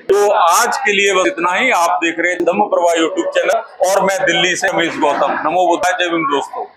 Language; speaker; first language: Hindi; native; Hindi